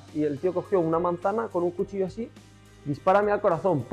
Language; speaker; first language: Spanish; native; Spanish